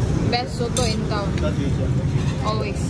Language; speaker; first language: English; non-native, fluent; Indonesian